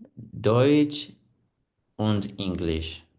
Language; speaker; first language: German; non-native, learner; Punjabi